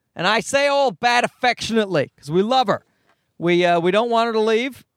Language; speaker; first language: English; native; English